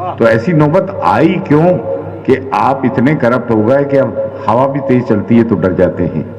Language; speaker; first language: Urdu; native; Urdu